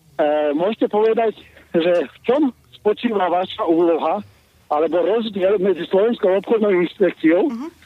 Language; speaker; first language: Slovak; native; Slovak